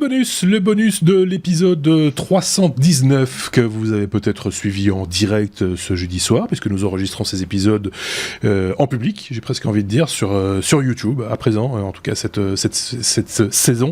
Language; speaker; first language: French; native; French